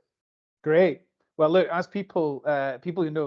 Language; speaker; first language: English; native; English